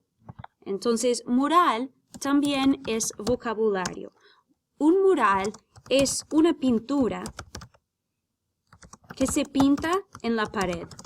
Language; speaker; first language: Spanish; non-native, fluent; English